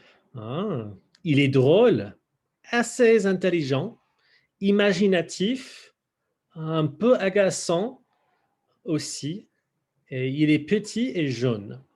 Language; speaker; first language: French; non-native, fluent; English